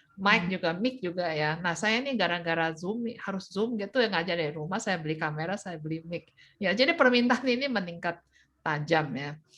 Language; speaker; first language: Indonesian; native; Indonesian